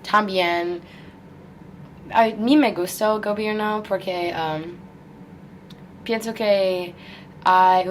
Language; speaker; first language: Spanish; non-native, learner; English